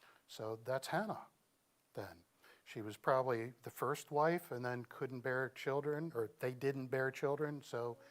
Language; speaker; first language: English; native; English